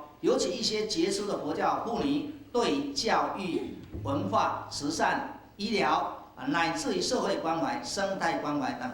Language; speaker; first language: Chinese; native; Chinese